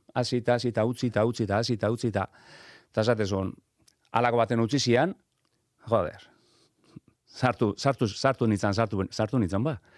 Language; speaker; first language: Basque; native; Basque